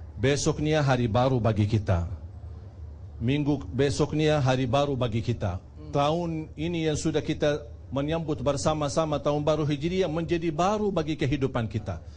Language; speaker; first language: Indonesian; non-native, fluent; Arabic